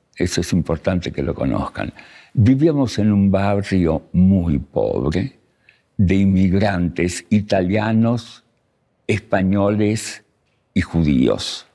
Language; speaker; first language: Spanish; early bilingual, other home language; Russian